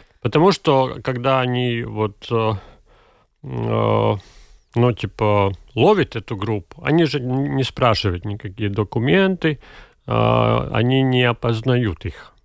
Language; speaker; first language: Russian; non-native, local second language; Latvian